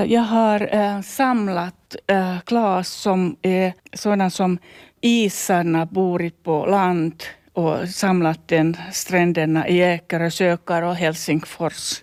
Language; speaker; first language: Swedish; non-native, local second language; Finnish